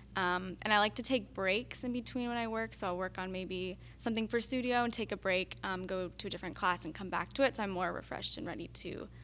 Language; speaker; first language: English; native; English